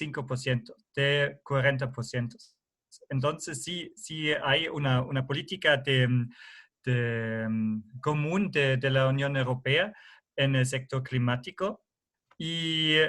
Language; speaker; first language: Spanish; non-native, fluent; German